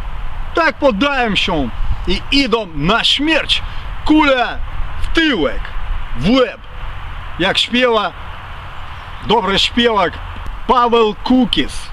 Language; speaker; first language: Polish; early bilingual, heritage; Ukrainian